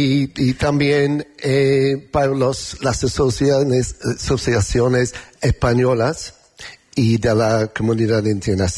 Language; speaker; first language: Spanish; non-native, learner; English